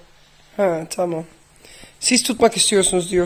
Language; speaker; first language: Turkish; early bilingual, heritage; Turkish